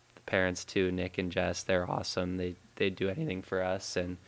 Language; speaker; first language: English; native; English